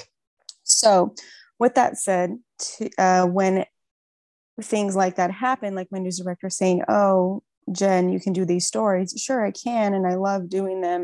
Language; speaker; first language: English; non-native, fluent; Portuguese